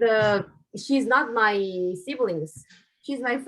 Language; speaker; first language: English; non-native, learner; Korean